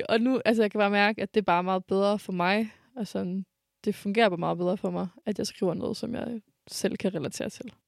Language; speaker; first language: Danish; early bilingual, other home language; French